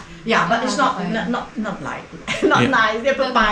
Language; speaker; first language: English; non-native, learner; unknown